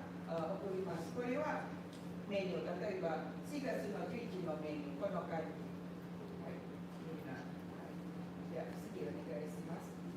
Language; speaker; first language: Japanese; non-native, learner; Indonesian